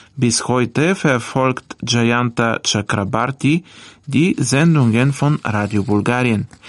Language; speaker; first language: German; non-native, fluent; Bulgarian